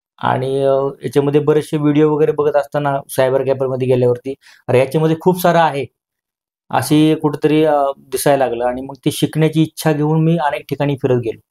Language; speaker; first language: Marathi; native; Marathi